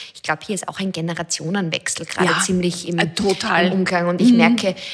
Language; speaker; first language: German; native; German